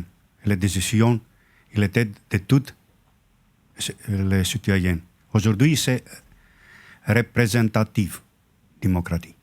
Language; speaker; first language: French; non-native, learner; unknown